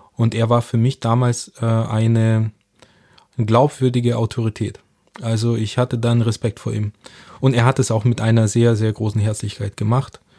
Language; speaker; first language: German; early bilingual, other home language; Russian